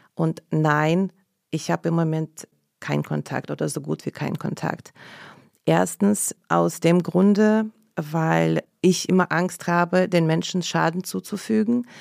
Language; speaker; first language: German; non-native, fluent; Russian